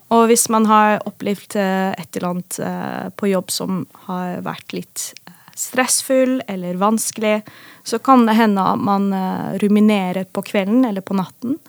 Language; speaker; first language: Norwegian; non-native, fluent; Dutch